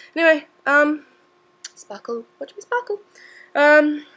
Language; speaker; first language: English; native; English